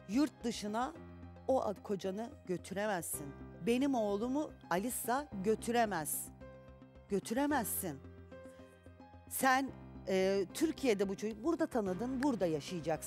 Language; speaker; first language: Turkish; native; Turkish